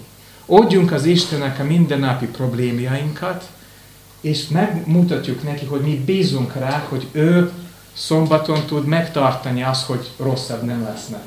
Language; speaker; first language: Hungarian; non-native, fluent; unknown